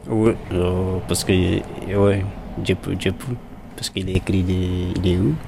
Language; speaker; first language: French; non-native, learner; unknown